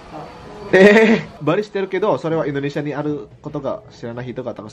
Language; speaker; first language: Japanese; non-native, fluent; Indonesian